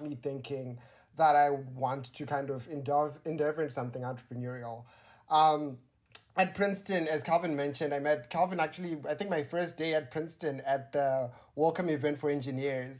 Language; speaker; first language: English; non-native, local second language; Shona